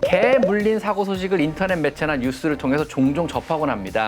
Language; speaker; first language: Korean; native; Korean